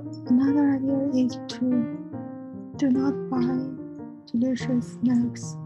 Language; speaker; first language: English; non-native, learner; Chinese